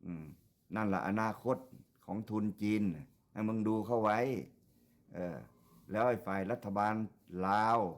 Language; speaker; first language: Thai; non-native, local second language; Lao